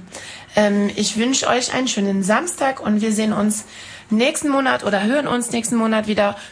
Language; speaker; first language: German; non-native, fluent; French